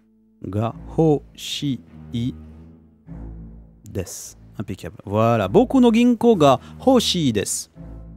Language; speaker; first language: Japanese; non-native, learner; French